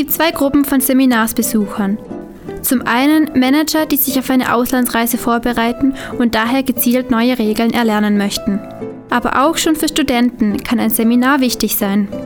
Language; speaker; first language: German; native; German